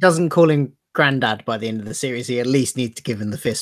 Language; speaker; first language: English; native; English